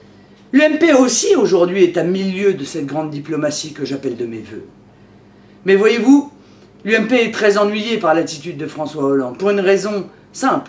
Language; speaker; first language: French; native; French